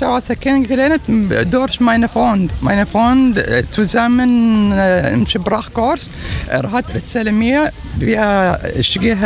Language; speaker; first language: German; non-native, learner; Arabic